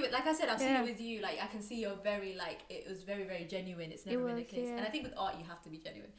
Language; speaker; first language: English; native; English